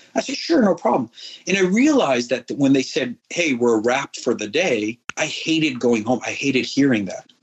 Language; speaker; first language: English; early bilingual, other home language; Persian